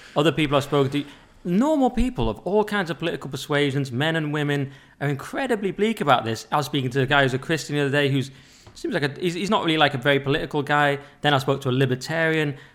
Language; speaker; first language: English; native; English